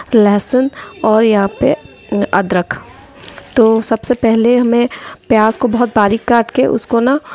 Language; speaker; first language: Hindi; non-native, local second language; Odia